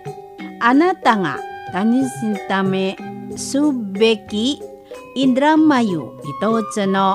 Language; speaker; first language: Japanese; non-native, fluent; Indonesian